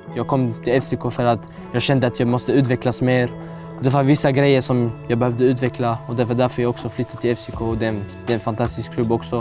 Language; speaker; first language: Swedish; early bilingual, other home language; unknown